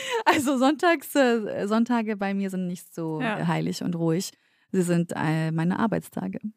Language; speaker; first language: German; early bilingual, other home language; Central Kurdish